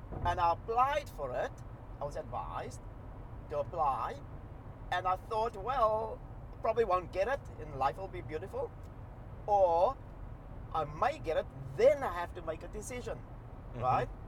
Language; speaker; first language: English; non-native, local second language; Afrikaans